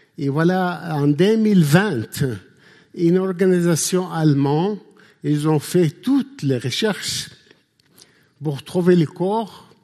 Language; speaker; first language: French; non-native, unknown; Arabic